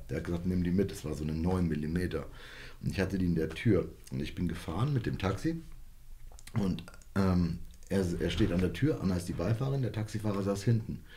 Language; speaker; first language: German; early bilingual, other home language; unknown